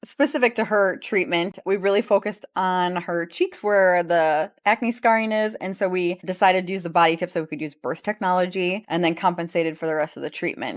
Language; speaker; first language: English; native; English